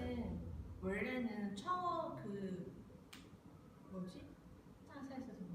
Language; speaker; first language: Korean; non-native, learner; Chinese